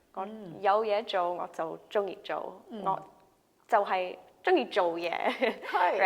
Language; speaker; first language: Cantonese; non-native, local second language; English